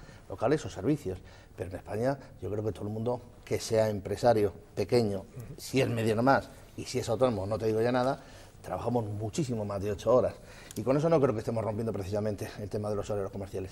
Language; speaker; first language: Spanish; native; Spanish